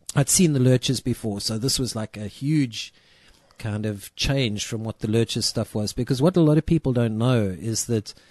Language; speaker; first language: English; native; English